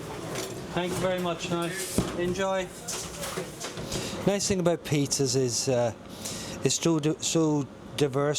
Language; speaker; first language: English; native; English